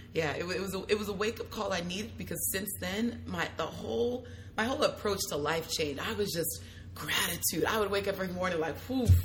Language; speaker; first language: English; native; English